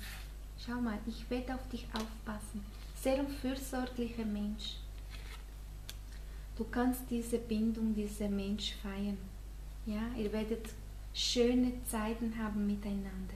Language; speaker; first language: German; non-native, fluent; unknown